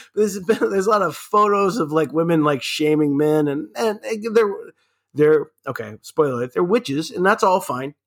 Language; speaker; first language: English; early bilingual, other home language; German